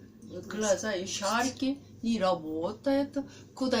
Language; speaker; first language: Russian; non-native, learner; Korean